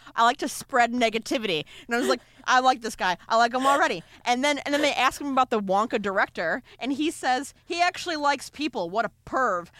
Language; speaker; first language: English; native; English